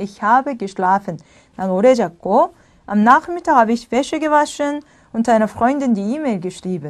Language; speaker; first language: German; non-native, fluent; Korean